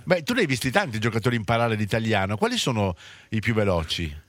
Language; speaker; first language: Italian; native; Italian